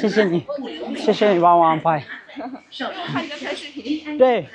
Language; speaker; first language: Chinese; non-native, learner; Amharic